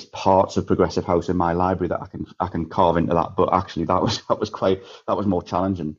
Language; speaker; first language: English; native; English